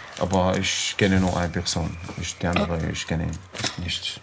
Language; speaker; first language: German; non-native, learner; Arabic